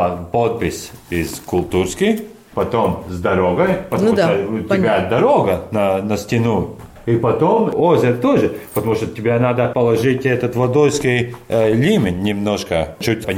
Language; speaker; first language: Russian; non-native, learner; Latvian